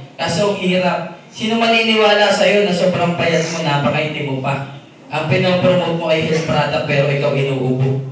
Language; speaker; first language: Filipino; native; Filipino